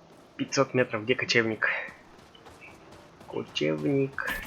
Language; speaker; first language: Russian; native; Russian